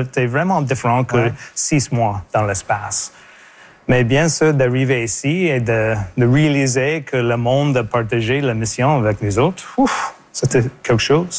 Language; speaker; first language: French; non-native, local second language; English